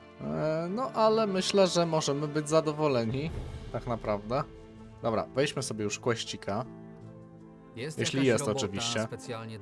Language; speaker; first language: Polish; native; Polish